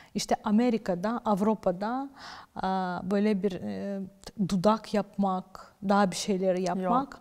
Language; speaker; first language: Turkish; non-native, fluent; Ukrainian